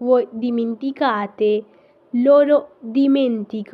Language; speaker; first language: Italian; non-native, fluent; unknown